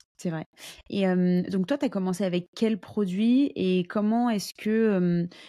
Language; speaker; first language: French; native; French